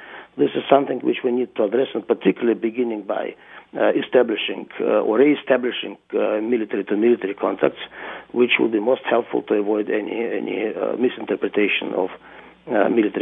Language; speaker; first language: English; non-native, fluent; Russian